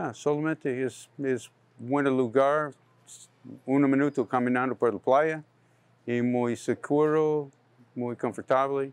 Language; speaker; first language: Spanish; non-native, learner; English